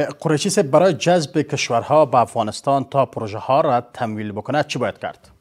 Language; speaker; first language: Persian; native; Persian